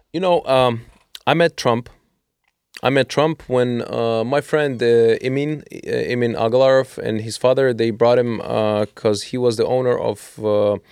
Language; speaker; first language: English; non-native, fluent; Russian